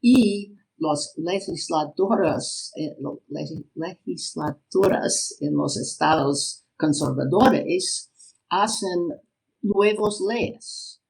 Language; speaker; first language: Spanish; non-native, learner; English